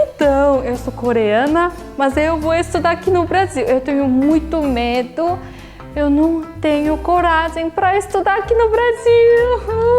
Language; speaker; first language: Portuguese; non-native, fluent; Korean